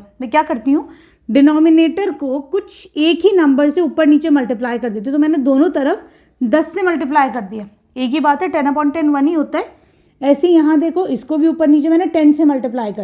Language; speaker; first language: Hindi; native; Hindi